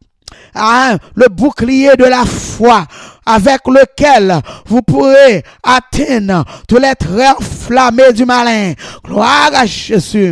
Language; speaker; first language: French; non-native, local second language; Haitian Creole